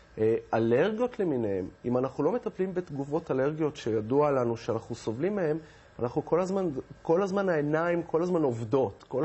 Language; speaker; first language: Hebrew; native; Hebrew